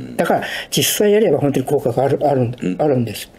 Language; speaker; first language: Japanese; non-native, fluent; Chinese